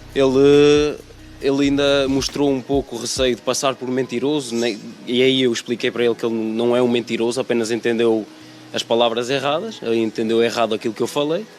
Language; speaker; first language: Portuguese; native; Portuguese